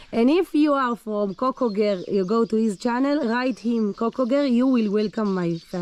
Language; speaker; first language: English; non-native, learner; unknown